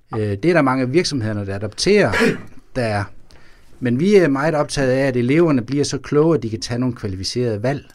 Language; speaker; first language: Danish; native; Danish